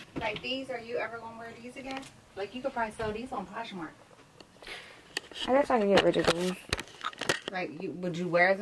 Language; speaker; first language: English; native; English